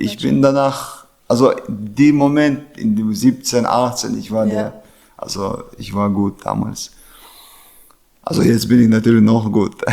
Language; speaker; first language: German; non-native, learner; Chechen